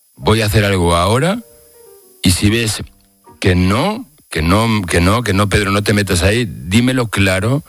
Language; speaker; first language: Spanish; native; Spanish